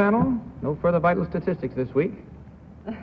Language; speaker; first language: English; native; English